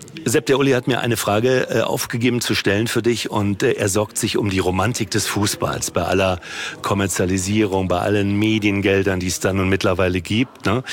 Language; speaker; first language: German; native; German